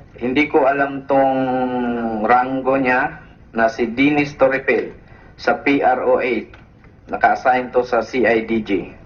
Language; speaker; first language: Filipino; non-native, local second language; Cebuano